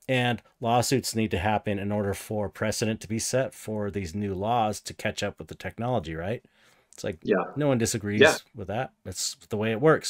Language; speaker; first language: English; native; English